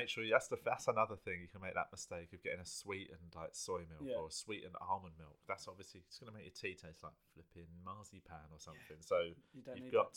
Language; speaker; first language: English; native; English